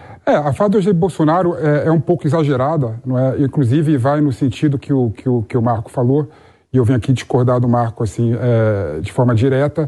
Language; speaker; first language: Portuguese; native; Portuguese